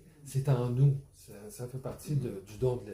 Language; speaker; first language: French; native; French